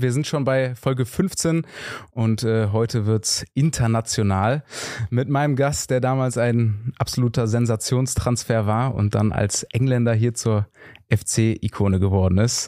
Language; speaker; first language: German; native; German